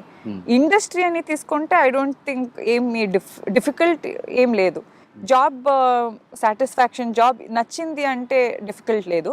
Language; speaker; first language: Telugu; non-native, fluent; Kannada